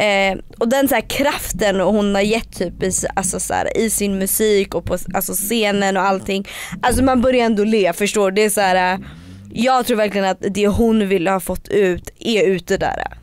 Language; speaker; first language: Swedish; native; Swedish